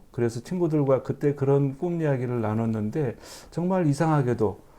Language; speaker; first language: Korean; native; Korean